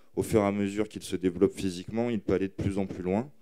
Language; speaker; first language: French; native; French